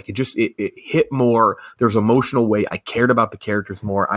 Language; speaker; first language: English; native; English